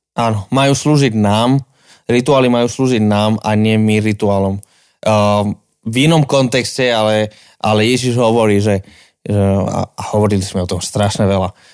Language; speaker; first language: Slovak; non-native, fluent; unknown